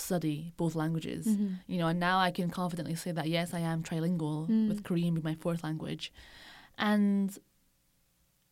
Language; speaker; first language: English; native; English